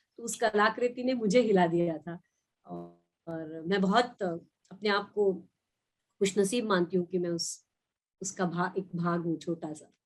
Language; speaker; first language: Hindi; non-native, local second language; Marathi